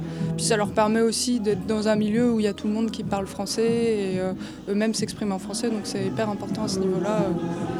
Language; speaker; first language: French; native; French